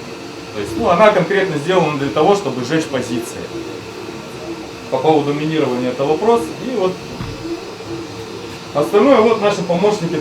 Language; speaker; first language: Russian; native; Russian